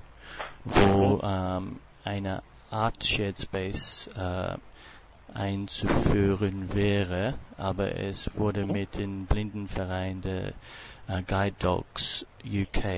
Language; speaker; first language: German; non-native, fluent; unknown